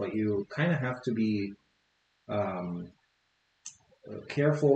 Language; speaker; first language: English; non-native, fluent; Arabic